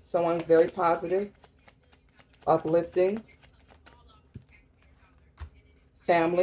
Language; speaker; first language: English; native; English